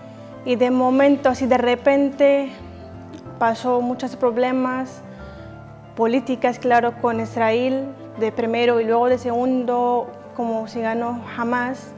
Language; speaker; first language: Spanish; non-native, fluent; Arabic